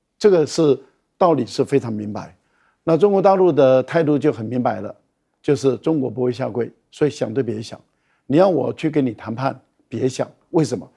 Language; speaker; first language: Chinese; native; Chinese